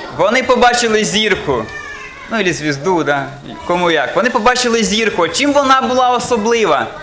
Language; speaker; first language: Ukrainian; non-native, local second language; Russian